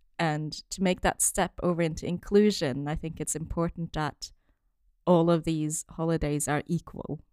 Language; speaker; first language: English; non-native, fluent; French